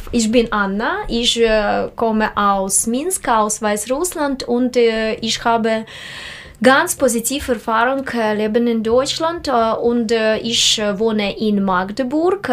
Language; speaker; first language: German; non-native, learner; Russian